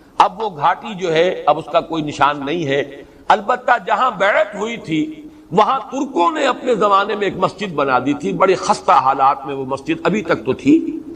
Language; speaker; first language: Urdu; native; Urdu